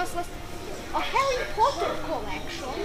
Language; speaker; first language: Hungarian; early bilingual, heritage; Hungarian